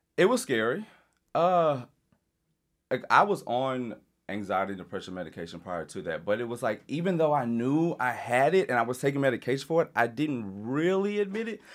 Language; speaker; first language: English; native; English